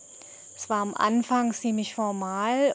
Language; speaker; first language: German; non-native, fluent; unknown